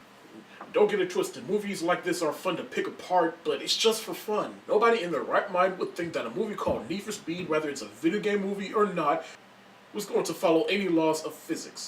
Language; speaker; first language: English; native; English